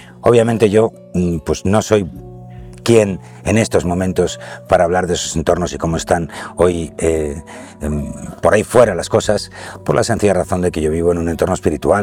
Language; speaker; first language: Spanish; native; Spanish